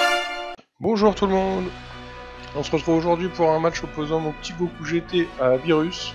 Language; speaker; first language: French; native; French